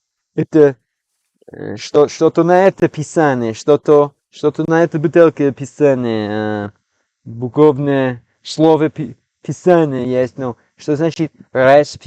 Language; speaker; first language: Russian; non-native, learner; English